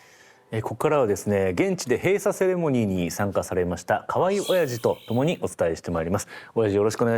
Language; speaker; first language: Japanese; native; Japanese